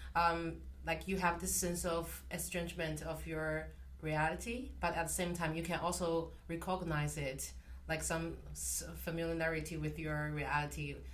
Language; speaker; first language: English; non-native, fluent; Chinese